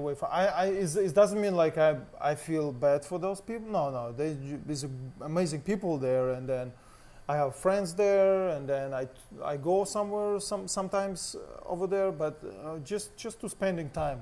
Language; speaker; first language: English; non-native, learner; Russian